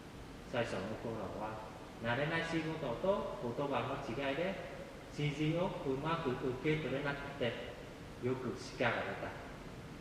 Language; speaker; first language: Japanese; non-native, fluent; Vietnamese